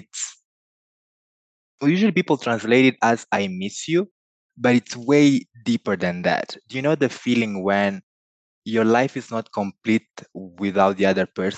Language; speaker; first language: English; non-native, fluent; Portuguese